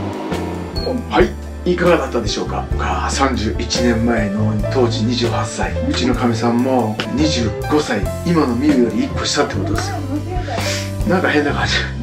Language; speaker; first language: Japanese; native; Japanese